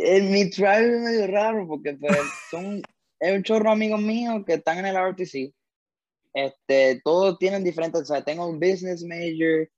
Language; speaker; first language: Spanish; native; Spanish